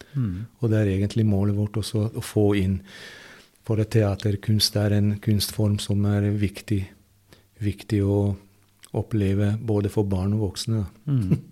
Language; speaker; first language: Norwegian; non-native, fluent; Hungarian